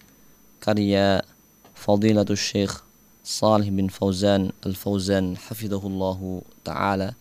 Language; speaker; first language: Indonesian; native; Indonesian